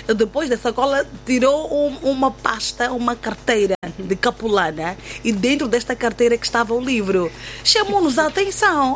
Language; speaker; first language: Portuguese; native; Portuguese